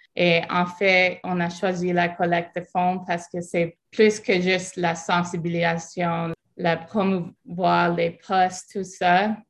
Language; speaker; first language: French; non-native, fluent; English